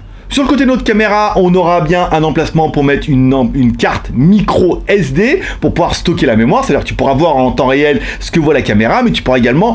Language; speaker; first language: French; native; French